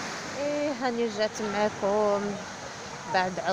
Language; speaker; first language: Arabic; native; Arabic